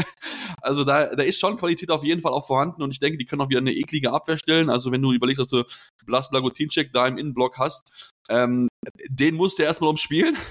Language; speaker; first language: German; native; German